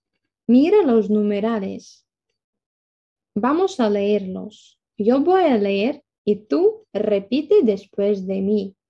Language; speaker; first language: Spanish; non-native, fluent; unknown